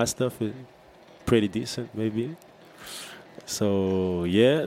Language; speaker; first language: English; non-native, fluent; French